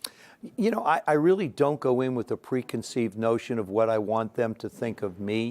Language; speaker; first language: English; native; English